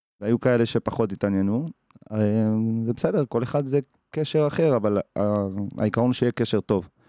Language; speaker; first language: Hebrew; early bilingual, other home language; English